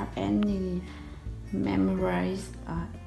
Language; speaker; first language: English; non-native, fluent; Vietnamese